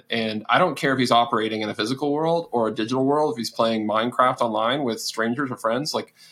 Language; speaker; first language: English; native; English